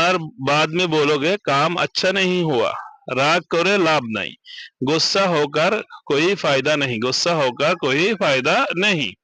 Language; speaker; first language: Hindi; non-native, fluent; Bangla